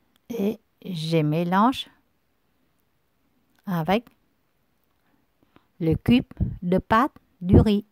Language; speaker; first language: French; non-native, learner; Vietnamese